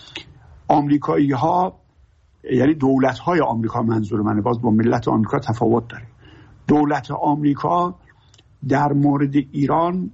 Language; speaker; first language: Persian; native; Persian